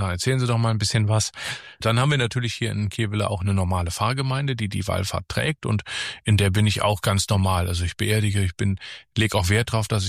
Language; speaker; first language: German; native; German